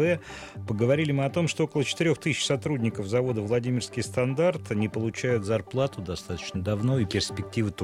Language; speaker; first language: Russian; native; Russian